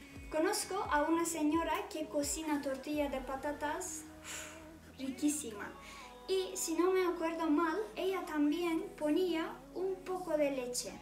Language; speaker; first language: Spanish; non-native, fluent; Turkish